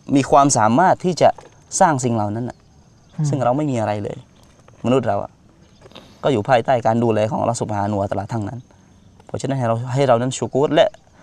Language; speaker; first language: Thai; non-native, local second language; Malay